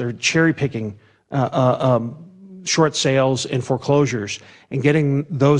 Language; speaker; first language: English; native; English